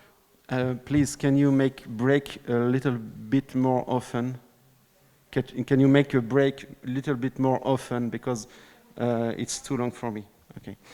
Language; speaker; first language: English; non-native, fluent; French